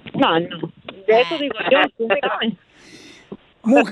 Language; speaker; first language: Spanish; native; Spanish